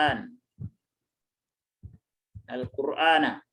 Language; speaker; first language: Arabic; non-native, fluent; Indonesian